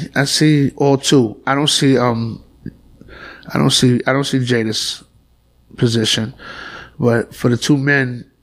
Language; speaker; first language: English; native; English